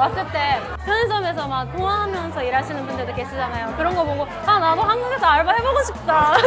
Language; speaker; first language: Korean; non-native, fluent; Japanese